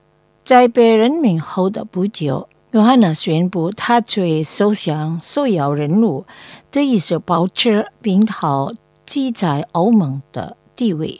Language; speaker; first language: Chinese; non-native, fluent; Indonesian